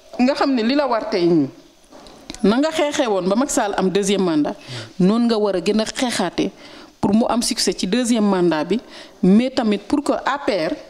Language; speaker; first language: Wolof; non-native, local second language; Serer